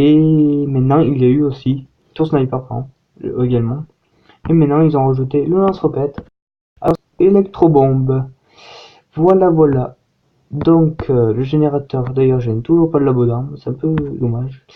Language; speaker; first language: French; native; French